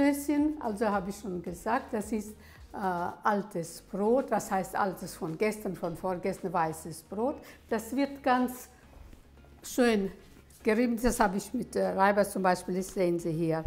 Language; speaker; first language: German; early bilingual, heritage; German